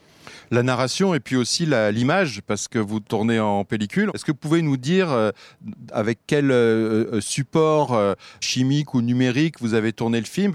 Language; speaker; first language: French; native; French